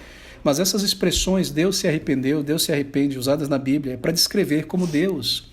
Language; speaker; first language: Portuguese; native; Portuguese